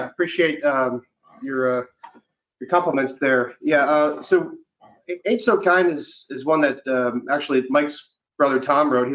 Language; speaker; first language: English; native; English